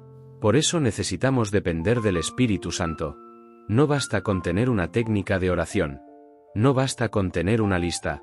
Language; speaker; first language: Spanish; native; Spanish